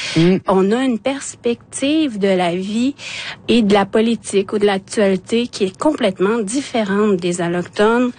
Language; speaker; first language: French; non-native, local second language; Innu-aimun